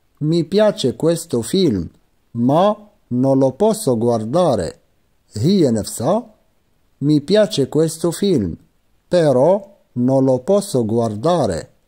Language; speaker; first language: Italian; non-native, fluent; Arabic